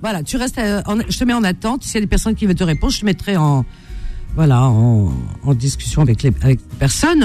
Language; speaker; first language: French; native; French